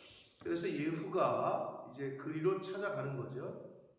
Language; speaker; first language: Korean; native; Korean